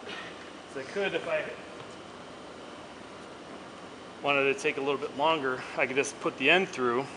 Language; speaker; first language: English; native; English